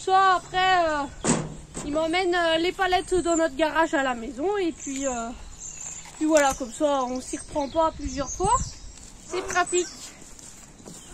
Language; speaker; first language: French; native; French